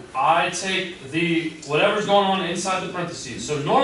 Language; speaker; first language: English; native; English